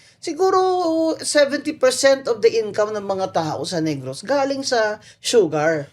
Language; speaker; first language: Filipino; non-native, local second language; Hiligaynon